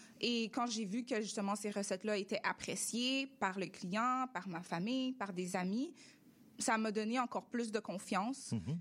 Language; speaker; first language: French; early bilingual, other home language; Russian